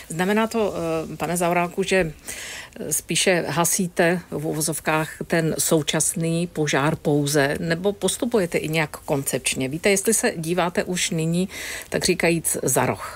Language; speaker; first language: Czech; native; Czech